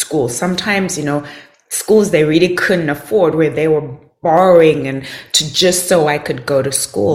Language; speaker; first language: English; non-native, local second language; Shona